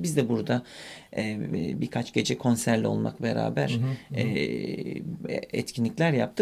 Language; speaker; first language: Turkish; native; Turkish